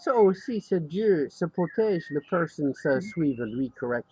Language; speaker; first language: French; non-native, learner; English